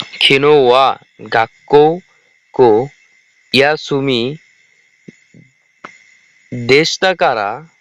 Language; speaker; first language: Japanese; non-native, learner; Bangla